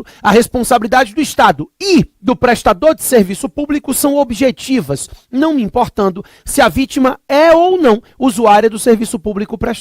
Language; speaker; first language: Portuguese; native; Portuguese